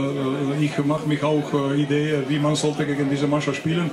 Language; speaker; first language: German; non-native, fluent; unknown